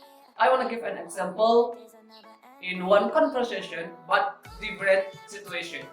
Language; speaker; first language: English; non-native, learner; Indonesian